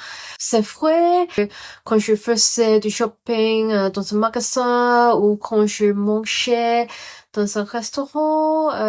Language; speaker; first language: French; non-native, learner; Cantonese